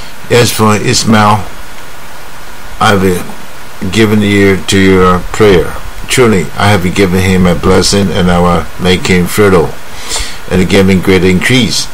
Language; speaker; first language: English; non-native, fluent; Chinese